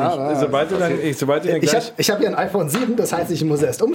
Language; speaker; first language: German; native; German